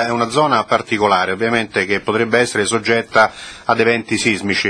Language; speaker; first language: Italian; native; Italian